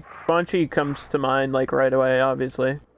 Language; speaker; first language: English; native; English